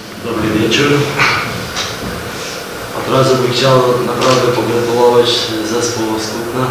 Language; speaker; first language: Polish; non-native, fluent; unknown